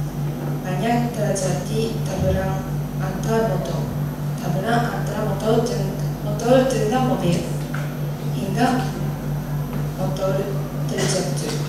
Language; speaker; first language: Indonesian; non-native, learner; Japanese